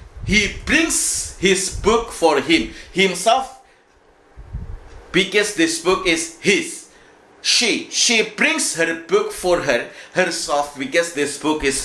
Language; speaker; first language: English; non-native, fluent; Indonesian